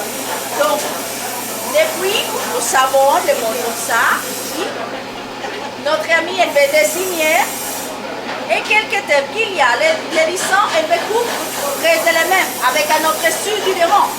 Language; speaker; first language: French; non-native, learner; Spanish